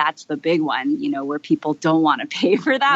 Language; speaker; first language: English; native; English